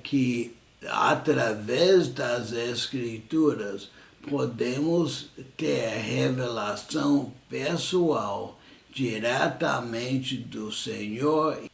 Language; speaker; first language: Portuguese; non-native, fluent; English